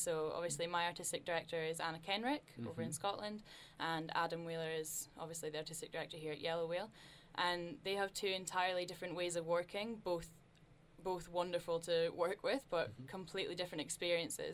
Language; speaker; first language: English; native; English